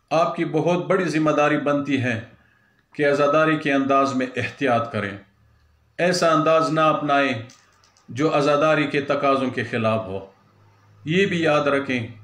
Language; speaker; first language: Urdu; non-native, local second language; Pashto